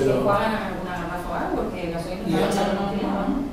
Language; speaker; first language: Spanish; native; Spanish